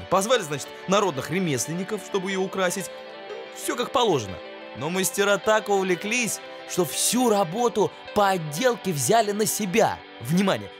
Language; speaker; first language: Russian; native; Russian